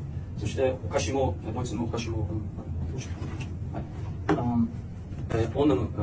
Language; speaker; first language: Japanese; non-native, learner; German